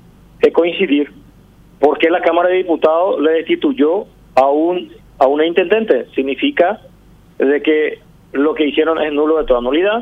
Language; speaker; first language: Spanish; native; Spanish